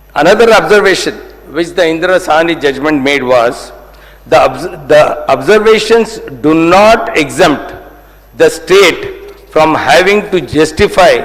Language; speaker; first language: English; non-native, local second language; Telugu